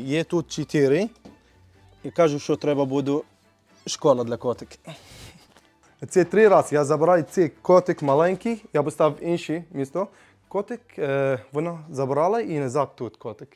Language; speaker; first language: Ukrainian; non-native, learner; Arabic